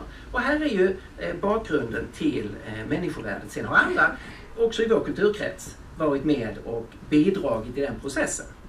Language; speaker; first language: Swedish; native; Swedish